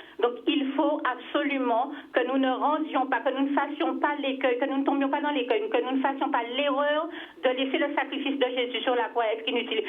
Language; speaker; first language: French; native; French